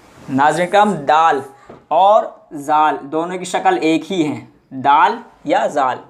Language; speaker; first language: Urdu; native; Urdu